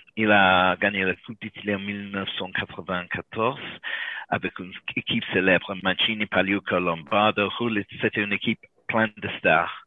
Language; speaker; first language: French; non-native, learner; English